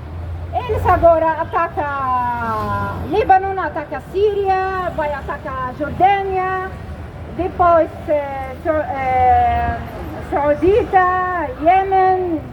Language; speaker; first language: Portuguese; non-native, learner; Arabic